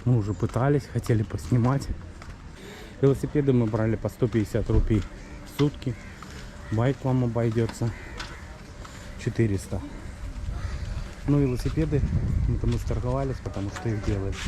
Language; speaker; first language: Russian; native; Russian